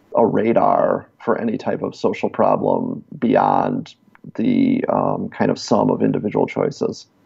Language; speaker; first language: English; native; English